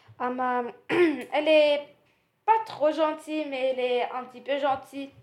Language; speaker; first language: French; non-native, learner; English